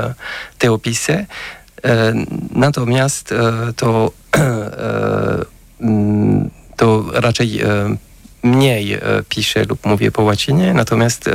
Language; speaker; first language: Polish; non-native, fluent; French